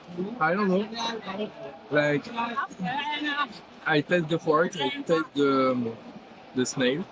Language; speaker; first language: English; non-native, learner; French